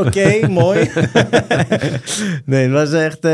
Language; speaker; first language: Dutch; non-native, fluent; Greek